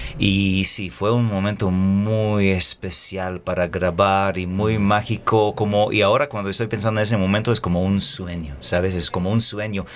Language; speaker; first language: Spanish; non-native, fluent; Hebrew